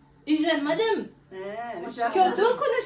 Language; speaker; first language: Turkish; non-native, learner; Russian